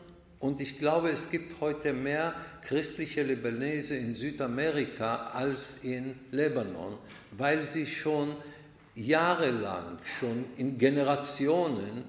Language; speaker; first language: German; non-native, fluent; Hebrew